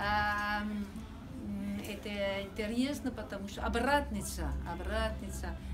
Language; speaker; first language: Russian; non-native, learner; French